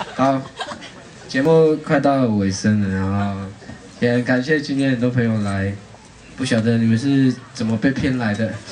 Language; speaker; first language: Chinese; non-native, local second language; Amis